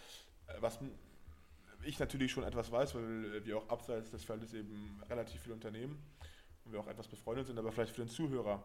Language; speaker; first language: German; native; German